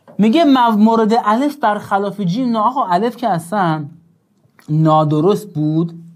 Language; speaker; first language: Persian; non-native, local second language; Azerbaijani